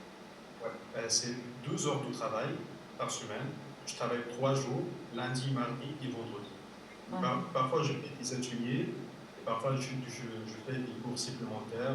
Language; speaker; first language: French; non-native, fluent; Arabic